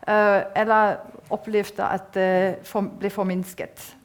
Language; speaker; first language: Norwegian; non-native, fluent; German